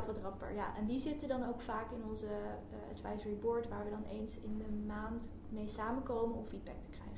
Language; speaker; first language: Dutch; native; Dutch